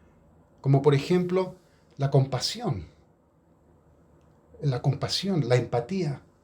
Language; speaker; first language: Spanish; native; Spanish